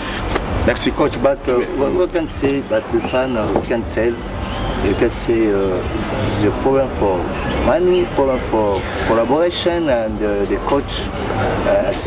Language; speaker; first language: English; non-native, learner; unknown